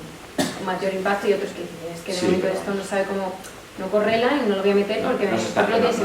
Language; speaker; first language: Spanish; native; Spanish